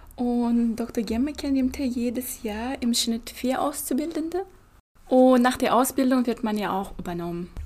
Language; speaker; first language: German; non-native, fluent; Russian